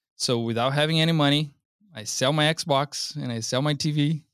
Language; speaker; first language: English; non-native, fluent; Portuguese